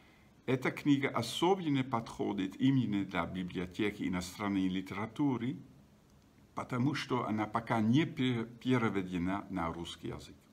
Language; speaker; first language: Russian; non-native, fluent; Dutch